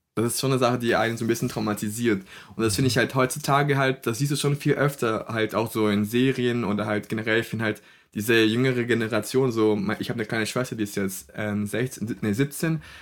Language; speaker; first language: German; non-native, fluent; Portuguese